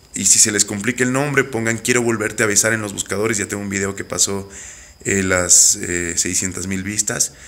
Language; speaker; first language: Spanish; native; Spanish